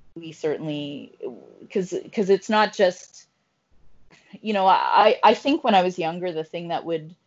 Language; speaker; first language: English; native; English